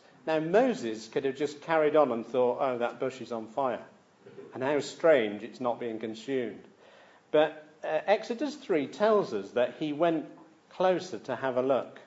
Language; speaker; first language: English; native; English